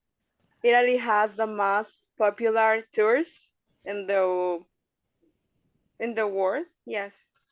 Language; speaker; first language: English; non-native, learner; Spanish